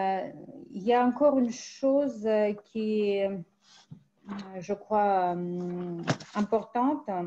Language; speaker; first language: French; non-native, fluent; Russian